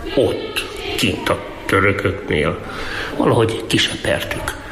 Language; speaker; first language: Hungarian; native; Hungarian